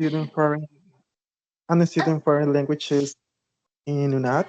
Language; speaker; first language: English; non-native, learner; Spanish